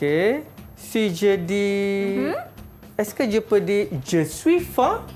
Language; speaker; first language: French; non-native, fluent; Malay